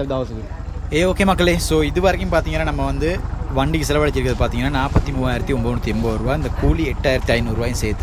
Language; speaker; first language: Tamil; native; Tamil